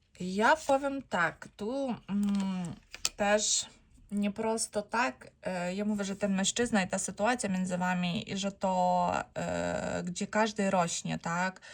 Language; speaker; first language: Polish; non-native, learner; Ukrainian